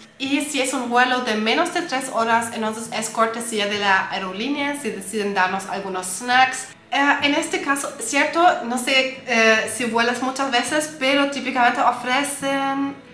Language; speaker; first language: Spanish; non-native, fluent; German